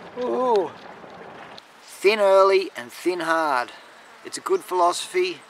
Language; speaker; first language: English; native; English